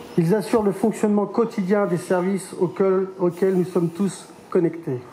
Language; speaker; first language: French; native; French